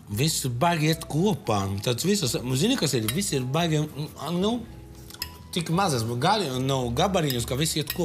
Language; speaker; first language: Latvian; non-native, fluent; Italian